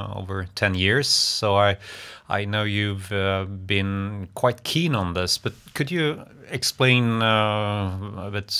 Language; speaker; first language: English; non-native, fluent; Swedish